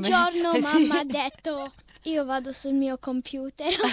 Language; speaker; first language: Italian; early bilingual, heritage; Italian